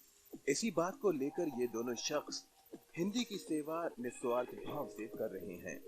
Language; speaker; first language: Hindi; native; Hindi